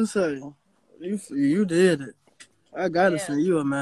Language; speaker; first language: English; native; English